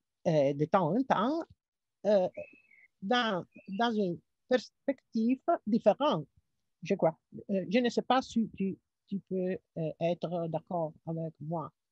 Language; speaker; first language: French; non-native, fluent; Italian